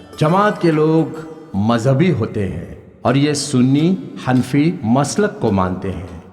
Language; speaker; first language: Urdu; native; Urdu